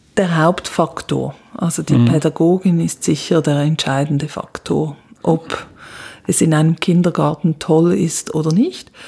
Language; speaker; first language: German; native; German